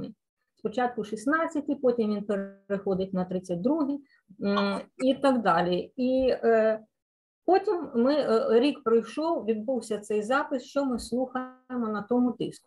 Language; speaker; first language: Ukrainian; native; Ukrainian